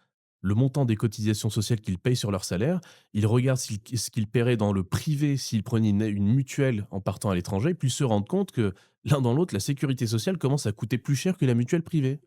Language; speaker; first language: French; native; French